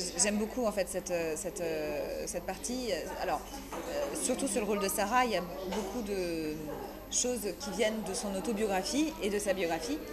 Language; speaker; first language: French; early bilingual, other home language; Persian